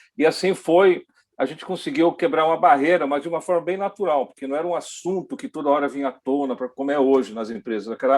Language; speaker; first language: Portuguese; early bilingual, other home language; Dutch